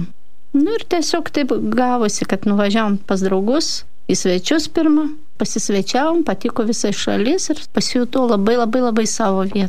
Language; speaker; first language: Lithuanian; non-native, fluent; Russian